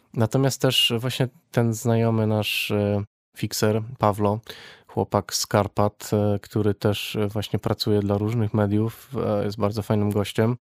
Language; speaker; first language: Polish; native; Polish